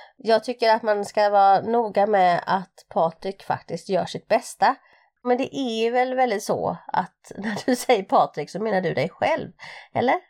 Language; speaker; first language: Swedish; early bilingual, other home language; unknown